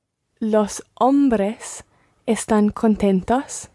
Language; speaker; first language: Spanish; non-native, learner; English